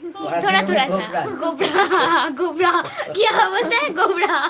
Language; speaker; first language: Hindi; non-native, local second language; Bangla